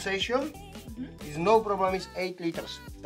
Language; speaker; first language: English; non-native, learner; Slovak